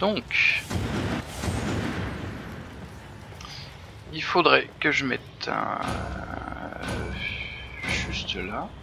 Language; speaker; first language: French; native; French